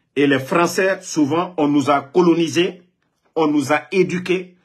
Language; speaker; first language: French; non-native, local second language; Mandingo